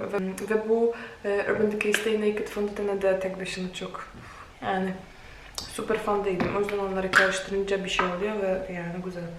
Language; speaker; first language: Turkish; non-native, fluent; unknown